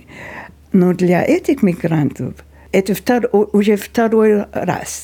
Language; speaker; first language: Russian; non-native, fluent; English